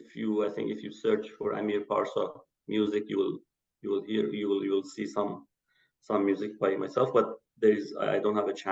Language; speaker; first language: English; non-native, fluent; Persian